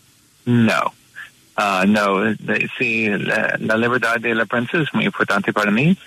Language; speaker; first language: Spanish; non-native, learner; English